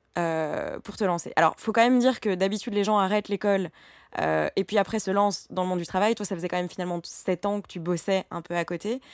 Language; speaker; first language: French; native; French